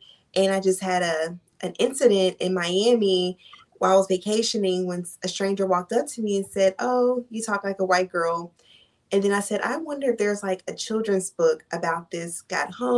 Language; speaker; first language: English; native; English